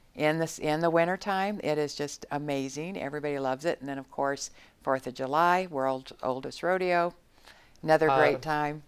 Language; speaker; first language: English; native; English